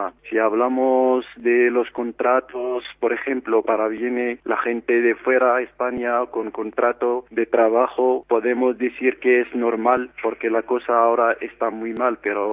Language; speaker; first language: Spanish; non-native, fluent; Arabic